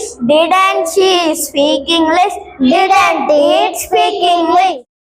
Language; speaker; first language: English; non-native, learner; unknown